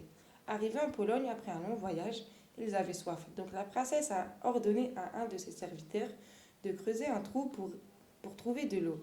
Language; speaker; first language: French; native; French